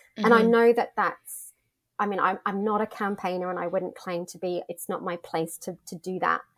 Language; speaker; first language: English; native; English